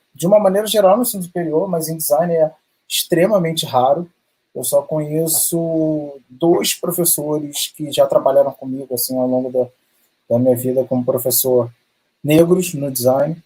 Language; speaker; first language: Portuguese; native; Portuguese